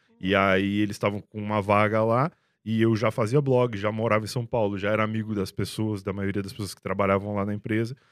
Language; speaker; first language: Portuguese; native; Portuguese